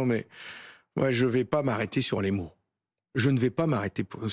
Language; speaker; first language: French; native; French